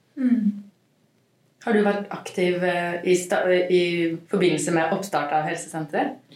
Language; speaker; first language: Norwegian; native; Norwegian